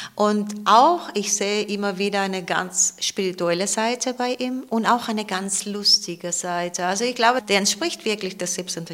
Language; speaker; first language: German; non-native, fluent; Spanish